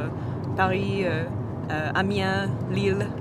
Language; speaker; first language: French; non-native, fluent; English